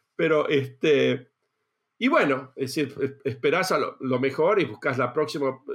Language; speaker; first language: Spanish; native; Spanish